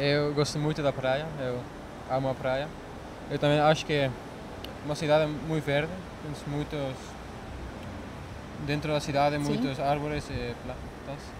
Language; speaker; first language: Portuguese; non-native, learner; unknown